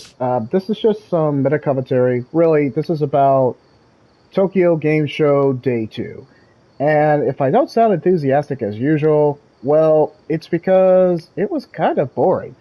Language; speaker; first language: English; native; English